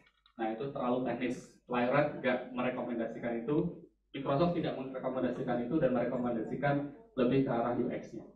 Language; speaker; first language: Indonesian; native; Indonesian